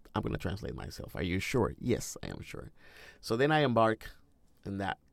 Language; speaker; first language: English; non-native, fluent; Spanish